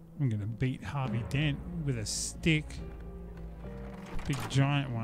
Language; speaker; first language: English; native; English